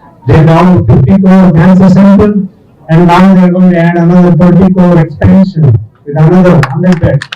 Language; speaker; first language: English; non-native, local second language; Telugu